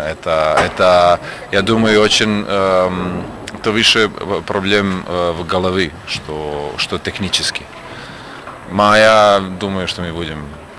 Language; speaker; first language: Russian; non-native, learner; Serbian